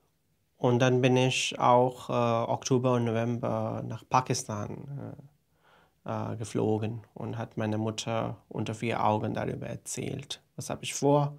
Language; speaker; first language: German; non-native, fluent; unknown